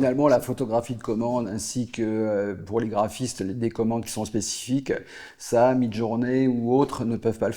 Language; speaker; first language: French; native; French